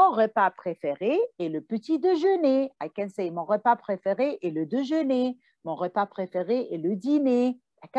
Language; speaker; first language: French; non-native, fluent; Arabic